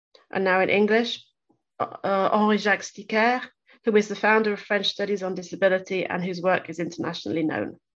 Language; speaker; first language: English; native; English